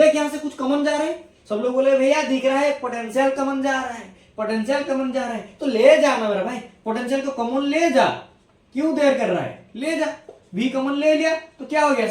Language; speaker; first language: Hindi; non-native, local second language; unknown